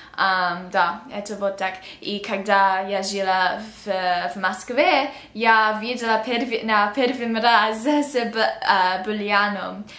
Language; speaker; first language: Russian; early bilingual, heritage; English